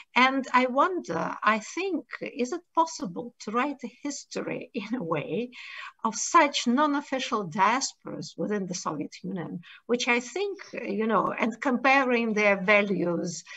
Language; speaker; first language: English; non-native, fluent; Russian